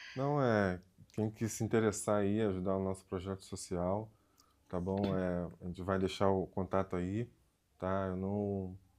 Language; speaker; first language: Portuguese; native; Portuguese